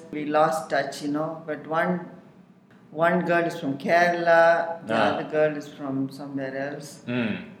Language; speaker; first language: English; non-native, local second language; Tamil